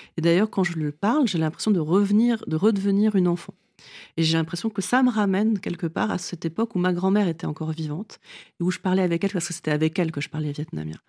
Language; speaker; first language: French; early bilingual, other home language; Vietnamese